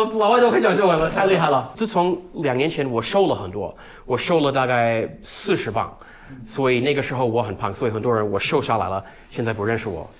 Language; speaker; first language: Chinese; non-native, fluent; English